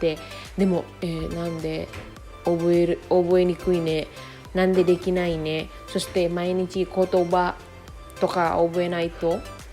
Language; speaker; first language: Japanese; non-native, fluent; Indonesian